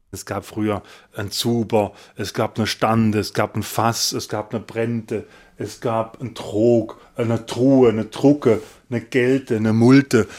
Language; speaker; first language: German; native; German